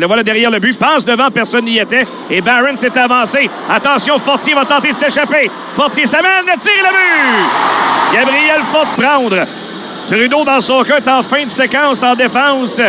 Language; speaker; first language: French; native; French